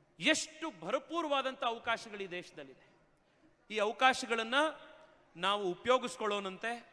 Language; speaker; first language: Kannada; native; Kannada